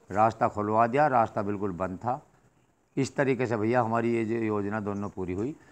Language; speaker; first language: Hindi; native; Hindi